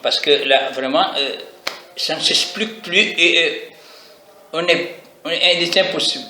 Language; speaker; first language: French; non-native, local second language; Arabic